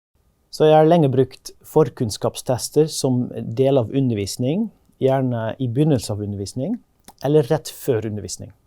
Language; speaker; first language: Norwegian; non-native, fluent; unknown